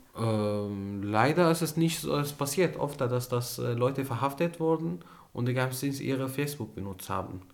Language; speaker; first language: German; non-native, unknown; Arabic